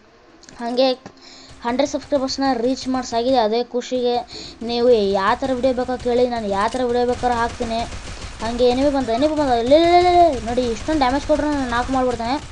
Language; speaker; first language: Kannada; native; Kannada